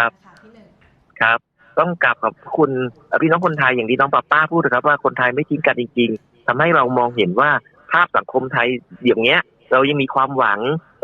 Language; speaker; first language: Thai; native; Thai